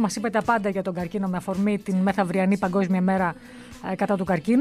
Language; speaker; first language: Greek; native; Greek